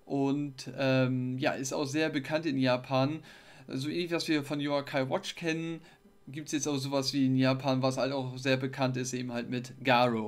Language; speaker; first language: German; native; German